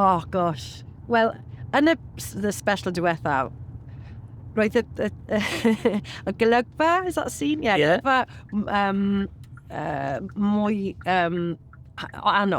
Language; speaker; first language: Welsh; non-native, local second language; English